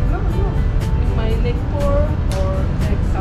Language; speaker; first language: English; non-native, learner; Indonesian